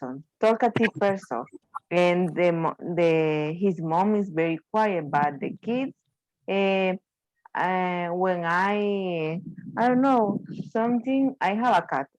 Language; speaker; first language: English; non-native, learner; Spanish